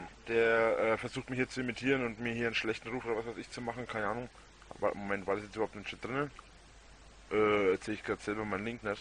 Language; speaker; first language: German; native; German